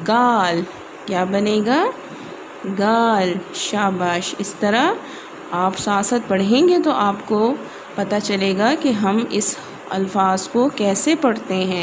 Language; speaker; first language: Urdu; non-native, local second language; Pashto